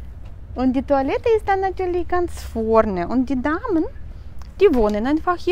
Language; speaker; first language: German; non-native, fluent; Russian